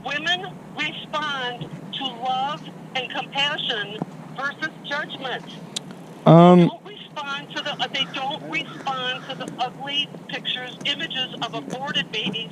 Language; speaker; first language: English; native; English